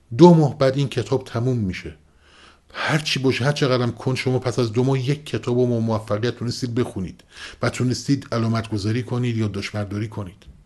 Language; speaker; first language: Persian; non-native, local second language; Kurdish